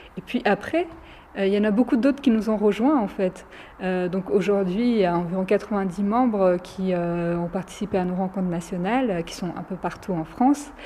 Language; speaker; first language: French; early bilingual, other home language; Romany